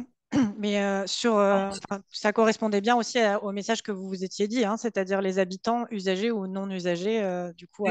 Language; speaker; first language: French; native; French